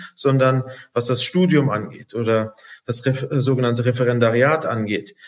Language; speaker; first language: German; native; German